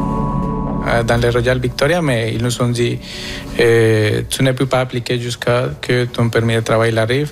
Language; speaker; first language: French; non-native, fluent; Spanish